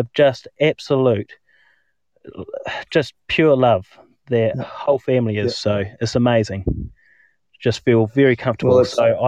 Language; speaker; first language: English; native; English